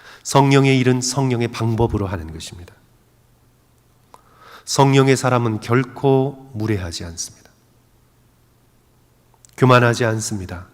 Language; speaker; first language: Korean; native; Korean